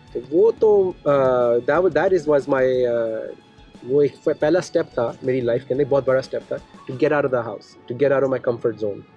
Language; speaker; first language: Urdu; native; Urdu